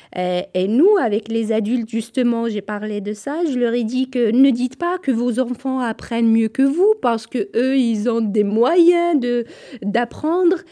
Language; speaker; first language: French; non-native, local second language; Kabyle